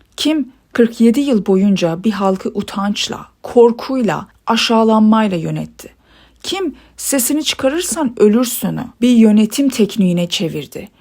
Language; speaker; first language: Turkish; early bilingual, other home language; Persian